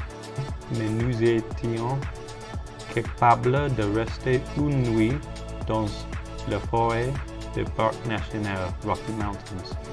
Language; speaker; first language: French; non-native, learner; English